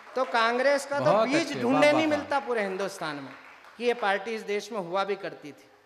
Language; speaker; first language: Hindi; native; Hindi